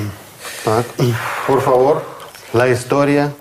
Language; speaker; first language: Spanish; non-native, fluent; Russian